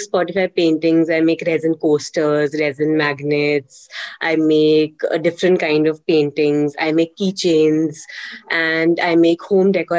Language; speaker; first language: English; non-native, local second language; Hindi